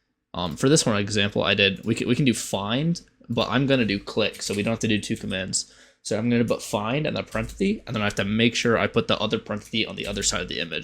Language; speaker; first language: English; native; English